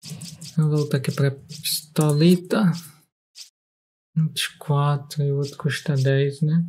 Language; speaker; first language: Portuguese; native; Portuguese